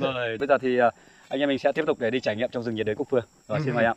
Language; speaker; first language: Vietnamese; native; Vietnamese